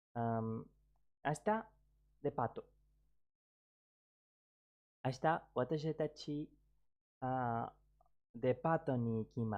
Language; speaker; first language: Japanese; non-native, learner; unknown